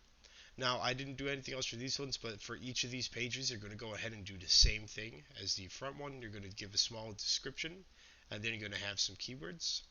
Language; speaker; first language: English; native; English